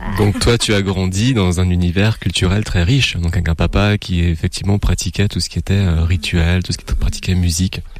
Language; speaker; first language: French; native; French